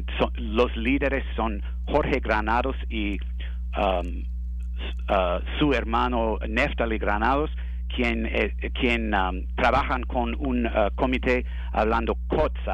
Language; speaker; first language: Spanish; non-native, learner; English